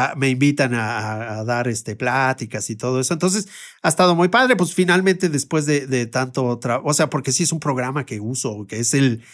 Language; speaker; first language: Spanish; native; Spanish